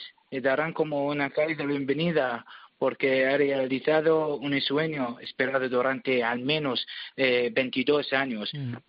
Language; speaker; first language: Spanish; non-native, learner; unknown